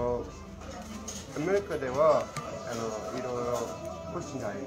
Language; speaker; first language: Japanese; non-native, learner; English